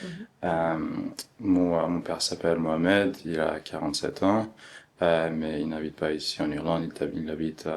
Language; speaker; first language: French; early bilingual, other home language; Arabic